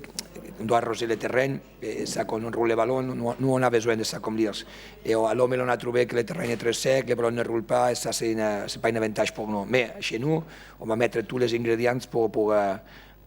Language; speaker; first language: French; non-native, fluent; Spanish